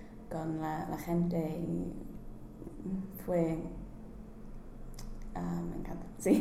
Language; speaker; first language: Spanish; non-native, learner; English